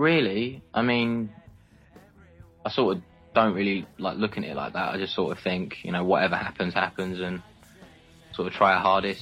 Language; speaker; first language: English; native; English